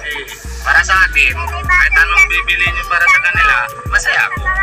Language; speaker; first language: Filipino; non-native, learner; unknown